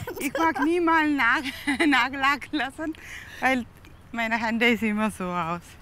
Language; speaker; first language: German; non-native, learner; Tamil